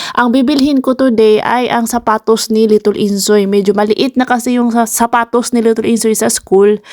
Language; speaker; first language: Filipino; non-native, local second language; Cebuano